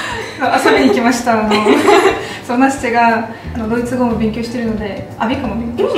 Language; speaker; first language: Japanese; non-native, fluent; Russian